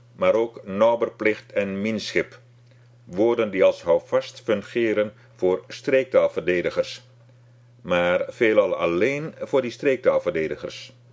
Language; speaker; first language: Dutch; non-native, local second language; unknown